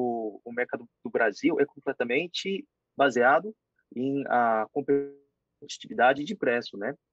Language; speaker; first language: Portuguese; non-native, fluent; Korean